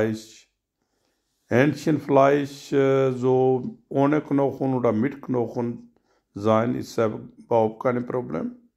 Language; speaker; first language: German; non-native, learner; Urdu